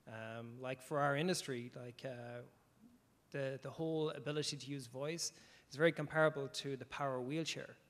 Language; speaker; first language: English; native; English